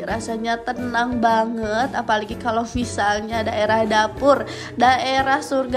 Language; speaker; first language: Indonesian; non-native, local second language; Sundanese